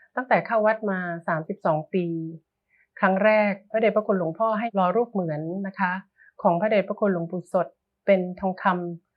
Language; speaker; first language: Thai; native; Thai